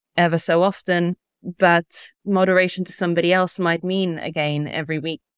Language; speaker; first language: English; early bilingual, other home language; Italian